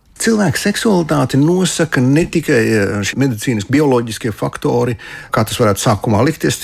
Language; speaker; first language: Latvian; non-native, local second language; Russian